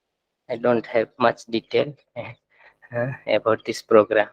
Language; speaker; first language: English; non-native, fluent; Thai